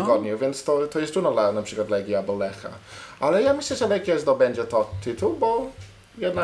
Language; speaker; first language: Polish; non-native, learner; English